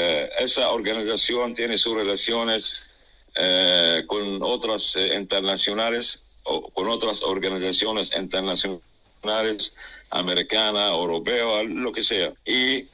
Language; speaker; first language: Spanish; non-native, fluent; Arabic